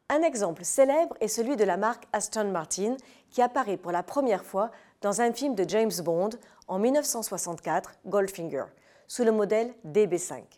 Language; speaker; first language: French; native; French